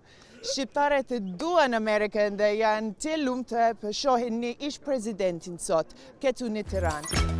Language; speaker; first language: Albanian; non-native, learner; English